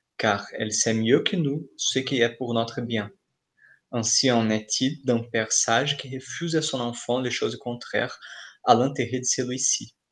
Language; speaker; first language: French; non-native, fluent; Portuguese